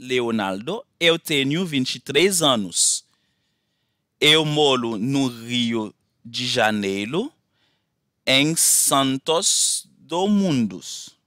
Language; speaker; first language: Portuguese; non-native, fluent; Haitian Creole